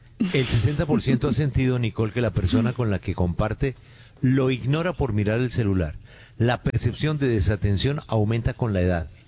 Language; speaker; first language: Spanish; native; Spanish